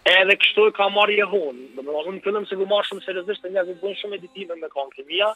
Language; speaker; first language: Albanian; native; Albanian